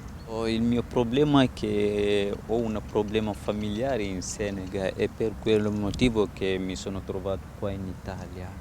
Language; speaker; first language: Italian; non-native, fluent; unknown